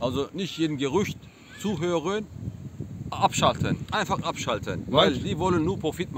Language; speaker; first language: German; non-native, fluent; Turkish